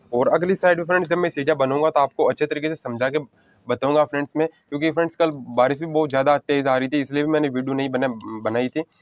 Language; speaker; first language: Hindi; native; Hindi